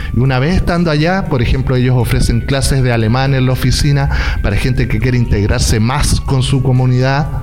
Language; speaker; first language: Spanish; native; Spanish